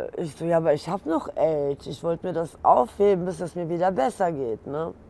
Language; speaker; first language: German; early bilingual, other home language; Polish